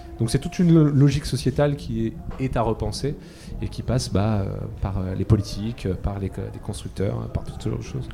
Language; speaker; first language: French; native; French